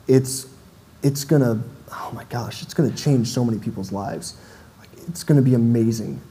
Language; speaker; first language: English; native; English